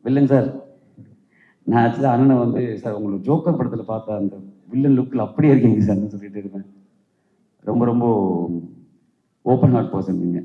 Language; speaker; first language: Tamil; native; Tamil